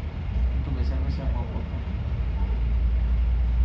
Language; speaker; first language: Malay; non-native, learner; Bangla